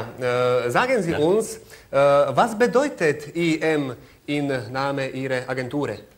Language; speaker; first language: German; non-native, learner; Slovak